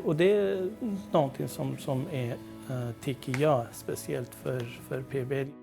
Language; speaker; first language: Swedish; non-native, fluent; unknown